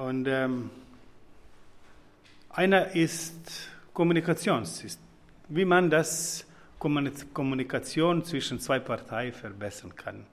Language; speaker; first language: German; non-native, fluent; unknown